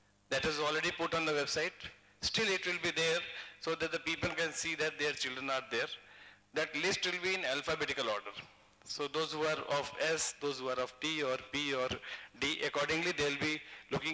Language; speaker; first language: English; non-native, local second language; Hindi